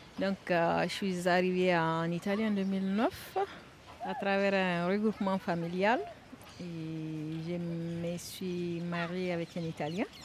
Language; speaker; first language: French; non-native, local second language; Bambara